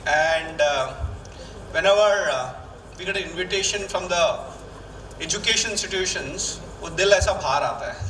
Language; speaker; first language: English; non-native, local second language; Malayalam